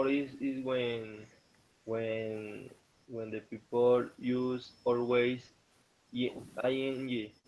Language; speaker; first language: English; non-native, learner; Spanish